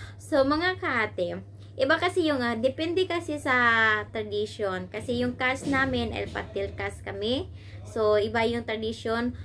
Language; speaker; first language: Filipino; non-native, local second language; Cebuano